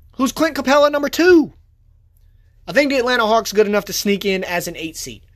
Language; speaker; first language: English; native; English